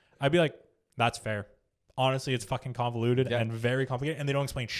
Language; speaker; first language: English; native; English